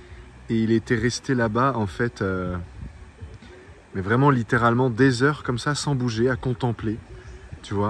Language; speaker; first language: French; native; French